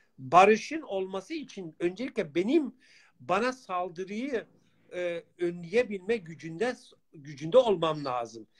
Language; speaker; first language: Turkish; non-native, local second language; Kurdish